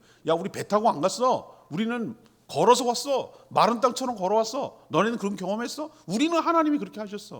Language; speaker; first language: Korean; native; Korean